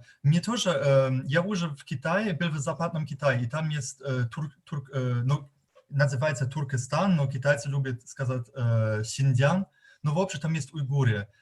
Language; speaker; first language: Russian; non-native, fluent; German